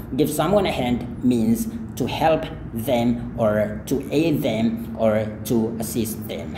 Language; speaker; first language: English; non-native, fluent; Indonesian